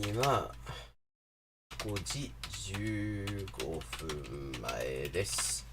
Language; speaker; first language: Japanese; non-native, learner; English